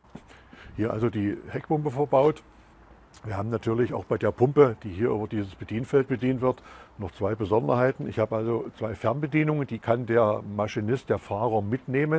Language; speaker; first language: German; native; German